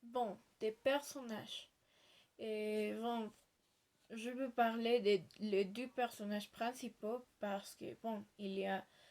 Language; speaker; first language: French; non-native, learner; Spanish